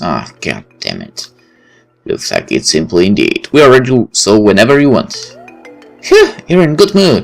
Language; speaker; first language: English; non-native, fluent; Polish